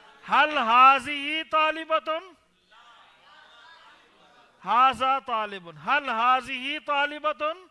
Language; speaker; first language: Arabic; non-native, fluent; Urdu